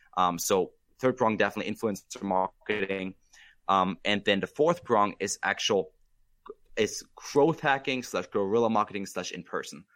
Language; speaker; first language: English; non-native, fluent; German